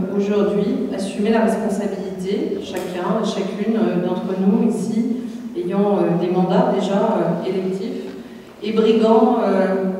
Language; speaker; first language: French; native; French